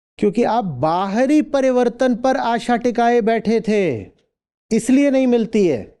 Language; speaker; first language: Hindi; native; Hindi